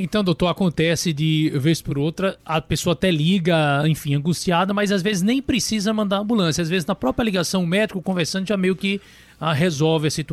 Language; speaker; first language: Portuguese; native; Portuguese